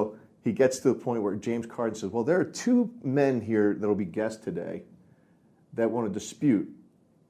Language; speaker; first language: English; native; English